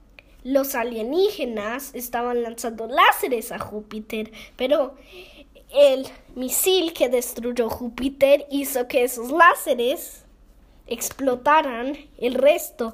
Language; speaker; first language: Spanish; early bilingual, heritage; Spanish